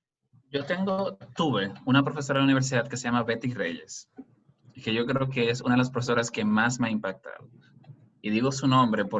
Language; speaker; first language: Spanish; native; Spanish